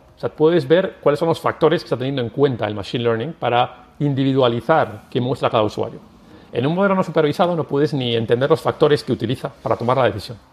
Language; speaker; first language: Spanish; native; Spanish